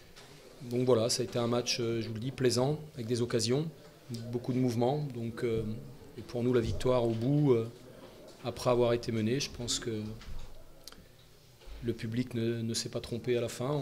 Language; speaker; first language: French; native; French